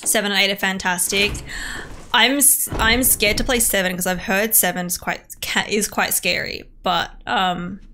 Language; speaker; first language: English; native; English